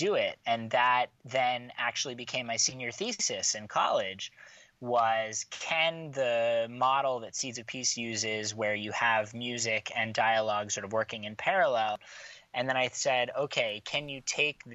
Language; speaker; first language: English; native; English